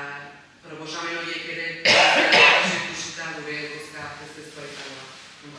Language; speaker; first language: Basque; native; Basque